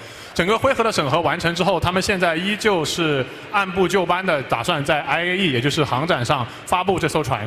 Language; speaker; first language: Chinese; native; Chinese